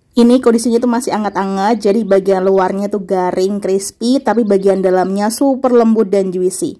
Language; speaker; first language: Indonesian; native; Indonesian